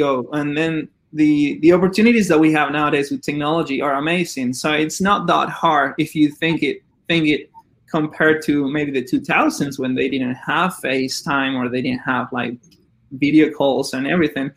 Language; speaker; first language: English; non-native, fluent; Spanish